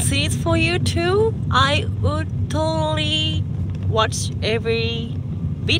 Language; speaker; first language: English; non-native, learner; Japanese